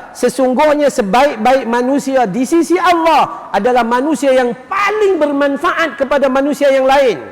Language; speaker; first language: Malay; native; Malay